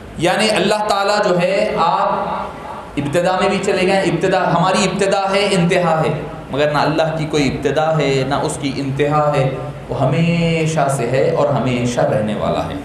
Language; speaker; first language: Urdu; native; Urdu